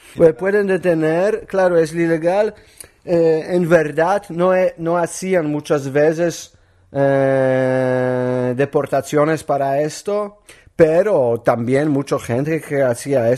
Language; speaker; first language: Spanish; non-native, learner; Polish